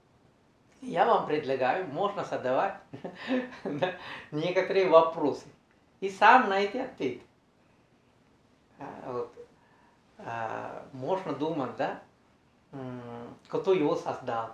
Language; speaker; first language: Russian; non-native, learner; Sinhala